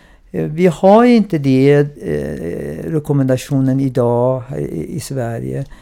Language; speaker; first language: Swedish; non-native, fluent; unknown